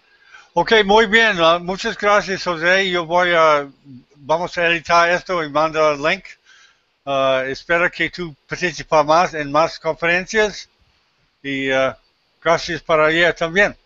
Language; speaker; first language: Spanish; non-native, learner; English